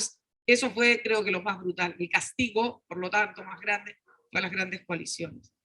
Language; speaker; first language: Spanish; native; Spanish